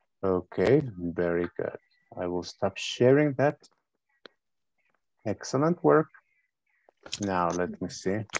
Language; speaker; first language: English; non-native, fluent; Spanish